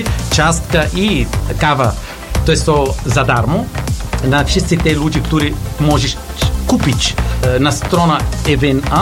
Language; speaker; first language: Polish; non-native, learner; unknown